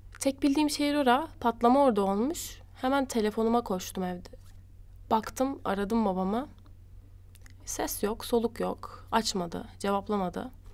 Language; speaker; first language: Turkish; native; Turkish